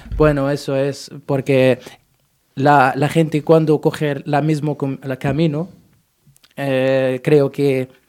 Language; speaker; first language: Spanish; non-native, learner; Arabic